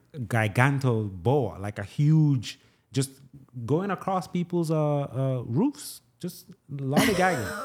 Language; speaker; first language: English; non-native, local second language; Igbo